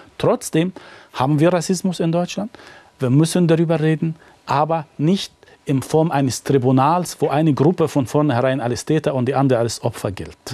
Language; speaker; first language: German; non-native, fluent; Arabic